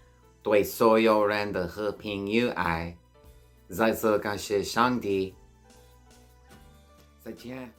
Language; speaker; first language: Chinese; non-native, learner; English